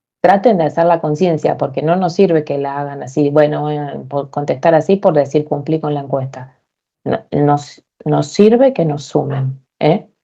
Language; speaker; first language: Spanish; native; Spanish